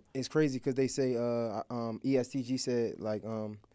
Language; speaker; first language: English; native; English